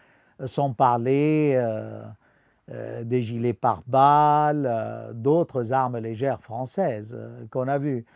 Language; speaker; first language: French; non-native, fluent; Arabic